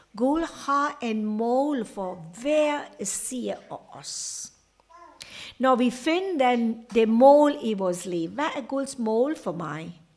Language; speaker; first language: Danish; non-native, fluent; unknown